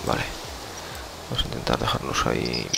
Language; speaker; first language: Spanish; native; Spanish